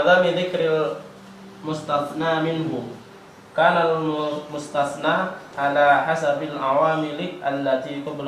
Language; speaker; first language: Arabic; non-native, learner; Indonesian